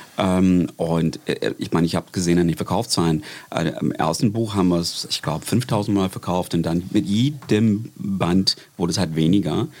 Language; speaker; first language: German; non-native, fluent; English